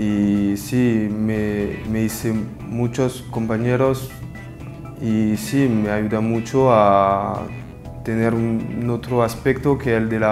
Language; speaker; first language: Spanish; non-native, learner; French